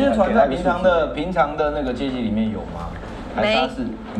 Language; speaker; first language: Chinese; native; Chinese